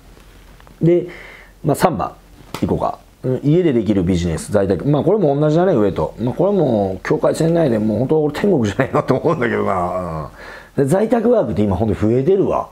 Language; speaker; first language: Japanese; native; Japanese